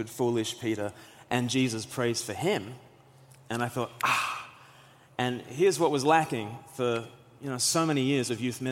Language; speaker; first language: English; native; English